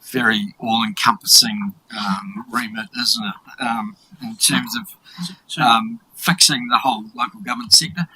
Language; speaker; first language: English; native; English